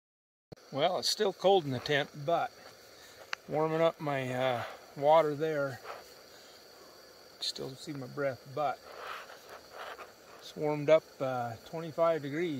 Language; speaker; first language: English; native; English